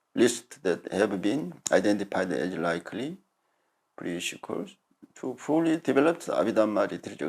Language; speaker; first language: English; non-native, fluent; Korean